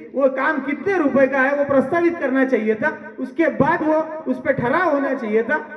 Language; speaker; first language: Hindi; non-native, local second language; Marathi